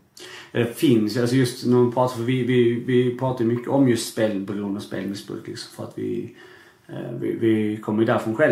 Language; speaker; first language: Swedish; native; Swedish